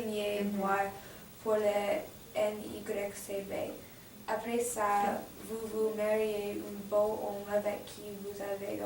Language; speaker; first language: French; non-native, learner; English